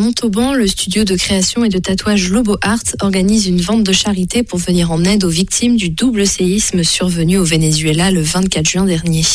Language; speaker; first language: French; native; French